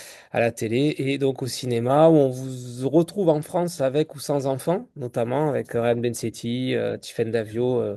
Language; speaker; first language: French; native; French